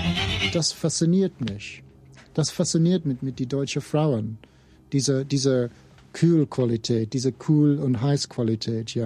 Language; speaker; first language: German; non-native, fluent; English